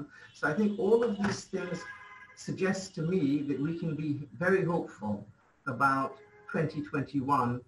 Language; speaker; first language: English; non-native, local second language; Bangla